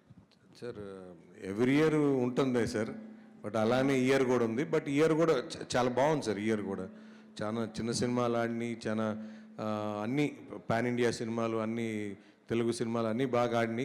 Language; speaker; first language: Telugu; native; Telugu